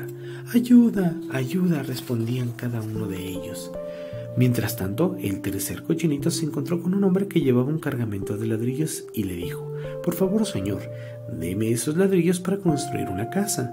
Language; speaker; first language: Spanish; native; Spanish